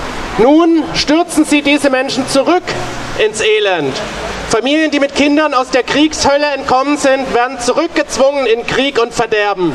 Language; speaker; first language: German; native; German